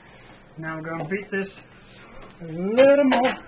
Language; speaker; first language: English; native; English